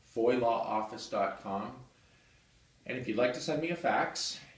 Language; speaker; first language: English; native; English